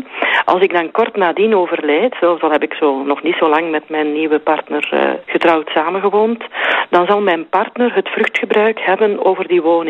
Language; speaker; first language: Dutch; native; Dutch